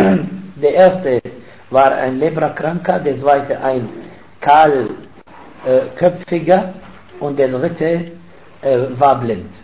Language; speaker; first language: German; non-native, fluent; Arabic